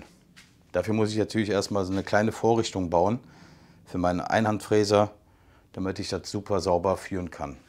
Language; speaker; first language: German; native; German